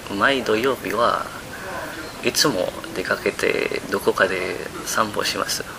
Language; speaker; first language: Japanese; non-native, learner; Indonesian